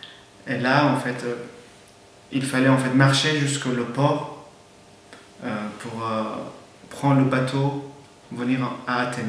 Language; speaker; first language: French; non-native, fluent; Persian